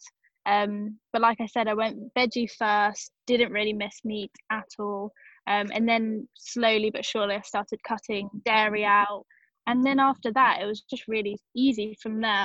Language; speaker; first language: English; native; English